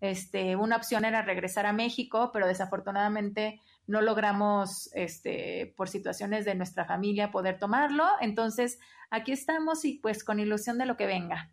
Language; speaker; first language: Spanish; native; Spanish